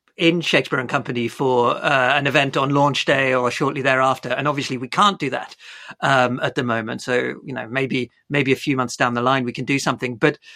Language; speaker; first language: English; native; English